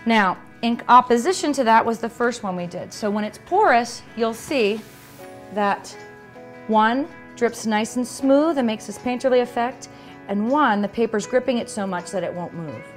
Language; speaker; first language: English; native; English